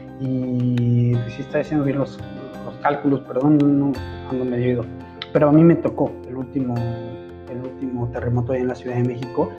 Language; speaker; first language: Spanish; native; Spanish